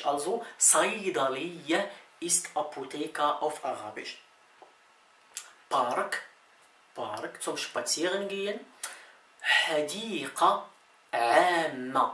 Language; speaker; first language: German; non-native, fluent; Arabic